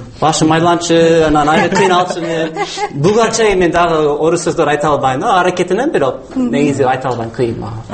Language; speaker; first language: Kyrgyz; non-native, fluent; English